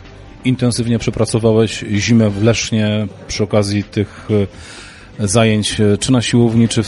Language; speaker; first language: Polish; native; Polish